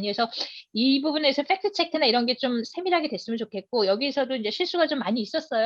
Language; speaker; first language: Korean; native; Korean